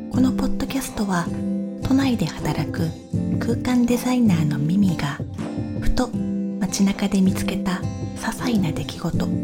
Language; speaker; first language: Japanese; native; Japanese